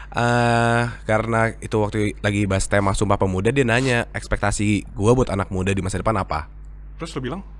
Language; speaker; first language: Indonesian; native; Indonesian